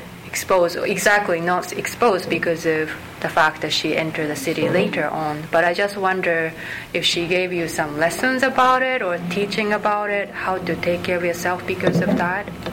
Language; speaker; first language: English; non-native, fluent; Japanese